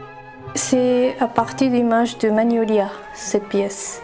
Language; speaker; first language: French; non-native, learner; Japanese